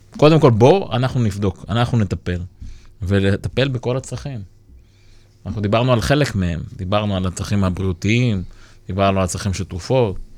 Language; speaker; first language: Hebrew; native; Hebrew